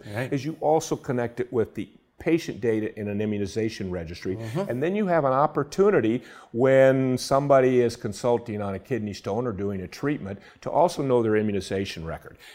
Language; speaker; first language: English; native; English